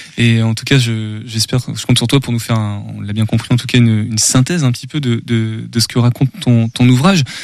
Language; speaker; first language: French; native; French